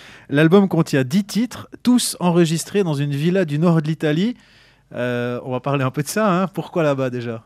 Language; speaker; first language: French; native; French